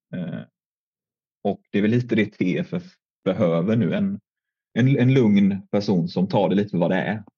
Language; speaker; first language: Swedish; native; Swedish